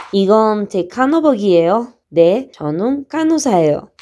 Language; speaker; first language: Korean; non-native, learner; Spanish